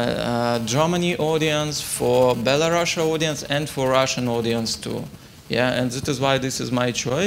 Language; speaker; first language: English; non-native, learner; Ukrainian